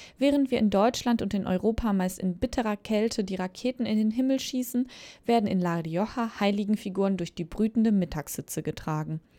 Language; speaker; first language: German; native; German